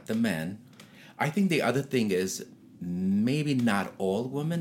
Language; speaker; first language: English; non-native, fluent; Tigrinya